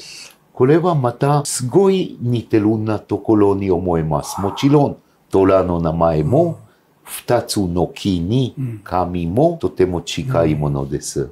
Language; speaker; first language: Japanese; non-native, fluent; Hebrew